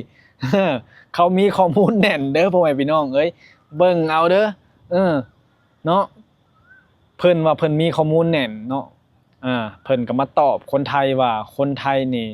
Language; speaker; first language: Thai; non-native, local second language; Lao